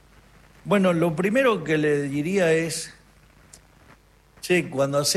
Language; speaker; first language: Spanish; native; Spanish